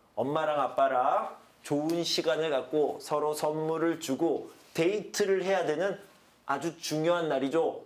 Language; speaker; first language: Korean; native; Korean